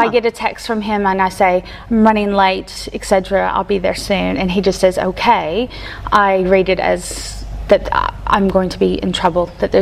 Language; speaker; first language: English; native; English